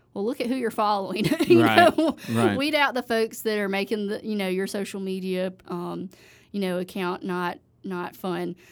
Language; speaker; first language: English; native; English